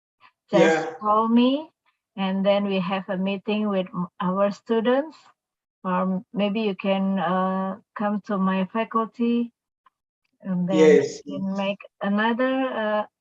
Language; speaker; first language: English; non-native, local second language; Indonesian